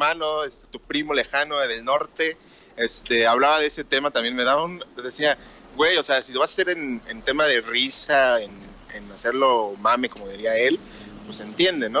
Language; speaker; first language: Spanish; native; Spanish